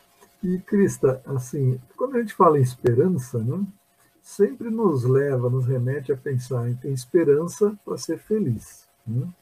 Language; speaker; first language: Portuguese; native; Portuguese